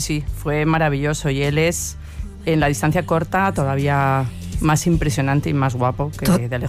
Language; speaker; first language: Spanish; native; Spanish